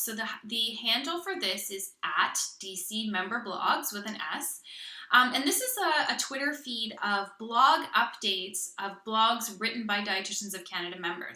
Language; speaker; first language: English; native; English